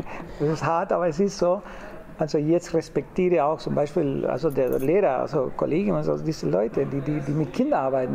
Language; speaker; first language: German; non-native, fluent; Spanish